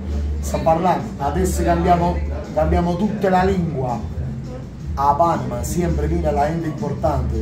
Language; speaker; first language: Italian; non-native, learner; Spanish